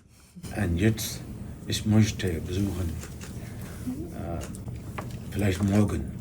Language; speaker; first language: German; non-native, learner; Urdu